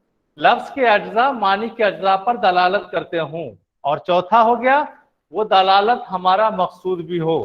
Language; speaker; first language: Urdu; native; Urdu